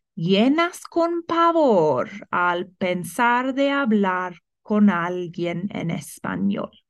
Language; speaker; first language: Spanish; non-native, fluent; English